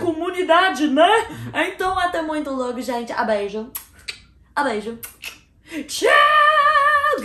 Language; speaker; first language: Portuguese; non-native, learner; English